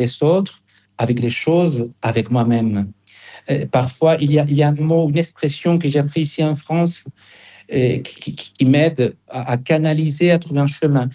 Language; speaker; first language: French; non-native, fluent; Spanish